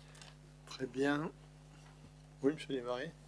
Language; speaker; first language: French; native; French